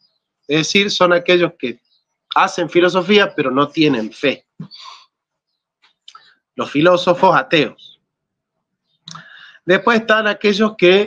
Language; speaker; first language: Spanish; native; Spanish